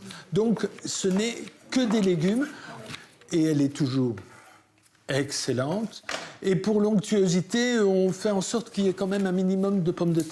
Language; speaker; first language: French; native; French